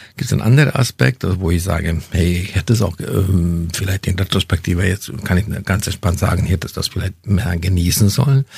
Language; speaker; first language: German; non-native, fluent; Hungarian